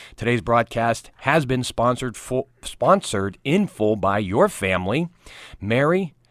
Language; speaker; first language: English; native; English